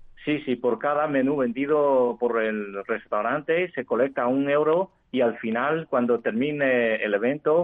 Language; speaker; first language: Spanish; non-native, fluent; Chinese